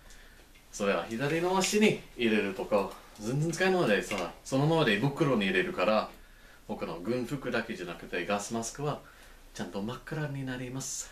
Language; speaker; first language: Japanese; non-native, learner; English